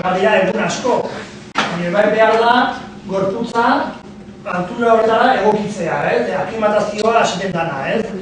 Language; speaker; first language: Basque; native; Basque